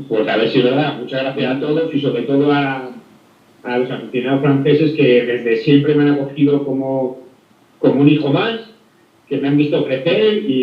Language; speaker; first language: Spanish; native; Spanish